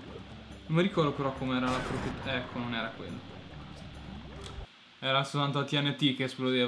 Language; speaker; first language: Italian; native; Italian